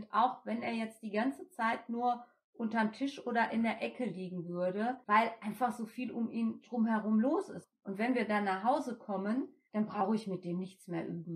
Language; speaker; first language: German; native; German